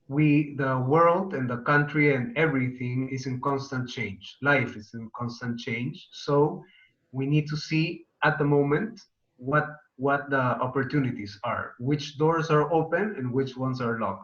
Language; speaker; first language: English; non-native, fluent; Spanish